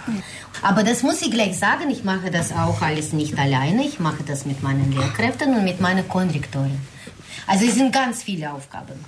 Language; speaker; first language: German; non-native, fluent; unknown